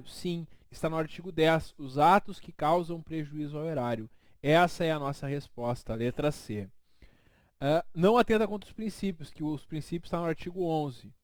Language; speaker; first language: Portuguese; native; Portuguese